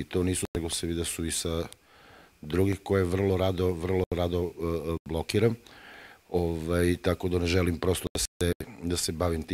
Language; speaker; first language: Bosnian; native; Bosnian